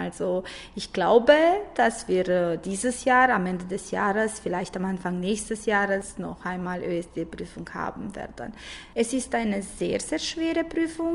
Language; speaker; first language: German; non-native, fluent; Romanian